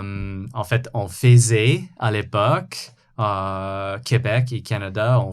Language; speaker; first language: French; non-native, fluent; English